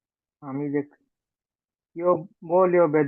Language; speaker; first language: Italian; non-native, learner; Bangla